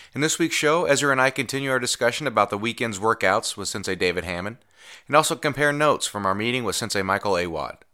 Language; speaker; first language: English; native; English